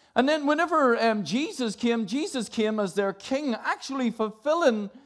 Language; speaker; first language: English; native; English